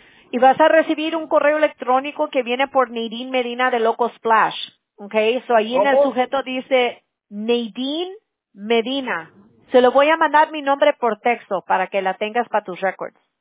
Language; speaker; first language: Spanish; early bilingual, heritage; Spanish